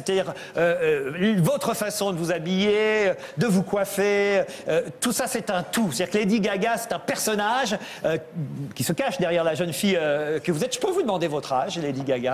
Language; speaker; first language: French; native; French